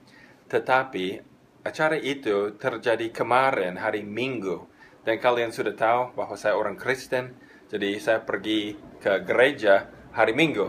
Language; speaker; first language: Indonesian; non-native, fluent; English